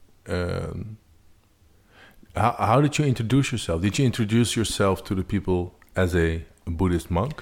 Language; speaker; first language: English; non-native, fluent; Dutch